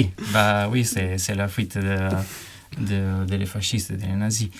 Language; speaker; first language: French; non-native, learner; Albanian